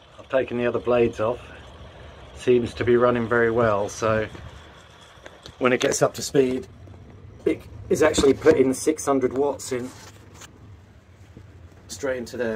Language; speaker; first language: English; native; English